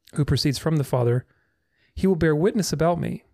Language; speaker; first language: English; non-native, fluent; Romanian